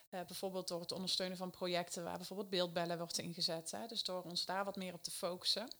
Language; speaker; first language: Dutch; native; Dutch